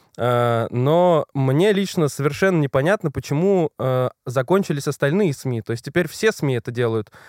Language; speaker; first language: Russian; native; Russian